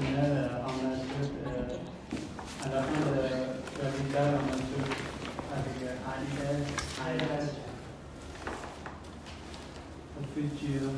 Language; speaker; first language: French; non-native, learner; Khmer